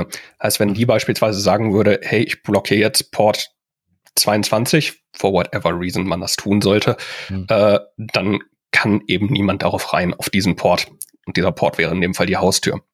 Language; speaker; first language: German; native; German